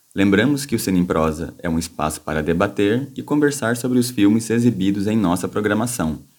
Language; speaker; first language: Portuguese; native; Portuguese